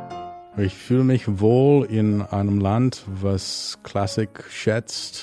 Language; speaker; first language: German; non-native, fluent; English